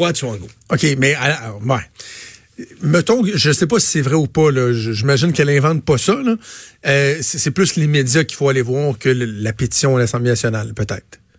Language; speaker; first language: French; native; French